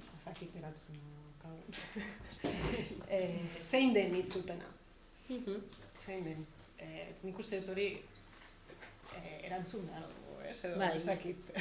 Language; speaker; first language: Basque; non-native, fluent; Catalan